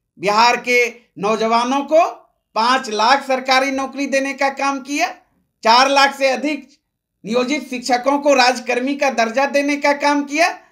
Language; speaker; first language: Hindi; native; Hindi